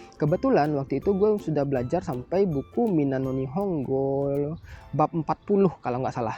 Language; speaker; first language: Indonesian; native; Indonesian